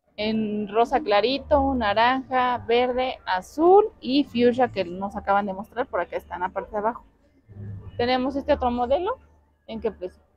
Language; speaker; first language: Spanish; native; Spanish